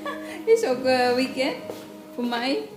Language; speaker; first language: Dutch; non-native, learner; Filipino